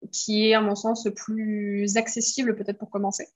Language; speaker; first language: French; early bilingual, other home language; Greek